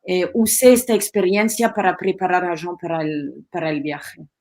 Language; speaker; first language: Spanish; non-native, fluent; French